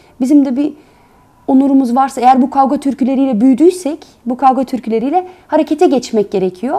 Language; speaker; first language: Turkish; early bilingual, heritage; Turkish